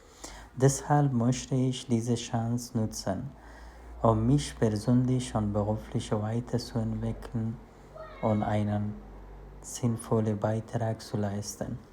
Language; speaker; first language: German; non-native, learner; Persian